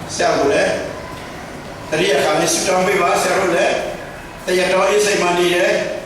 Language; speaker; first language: Burmese; non-native, local second language; Tedim Chin